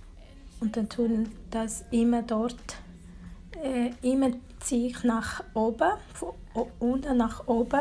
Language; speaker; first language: German; non-native, learner; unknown